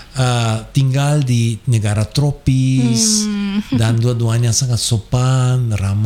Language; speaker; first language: Indonesian; non-native, fluent; Portuguese